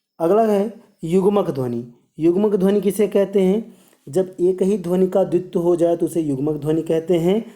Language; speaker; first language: Hindi; native; Hindi